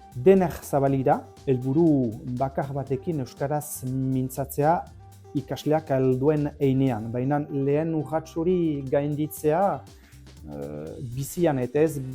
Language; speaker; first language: Basque; native; Basque